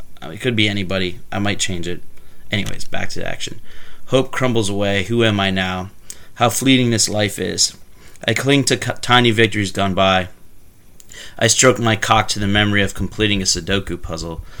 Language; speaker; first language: English; native; English